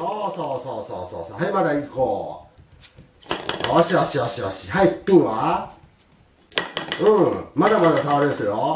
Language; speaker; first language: Japanese; native; Japanese